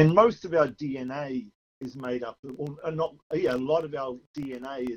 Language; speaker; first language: English; native; English